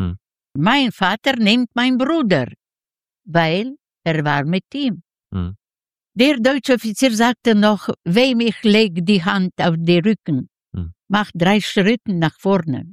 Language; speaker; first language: German; non-native, learner; Yiddish